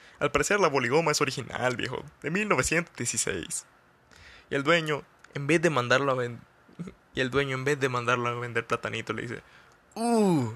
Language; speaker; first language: Spanish; native; Spanish